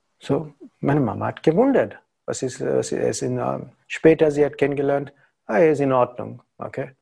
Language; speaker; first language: German; non-native, learner; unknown